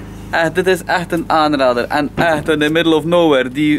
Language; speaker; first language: Dutch; native; Dutch